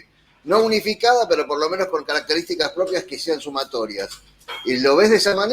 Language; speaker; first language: Spanish; native; Spanish